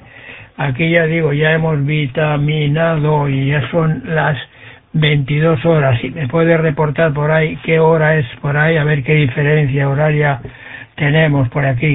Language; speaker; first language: Spanish; native; Spanish